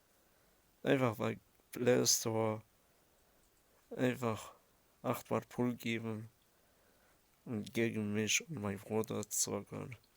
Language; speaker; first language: German; early bilingual, other home language; Arabic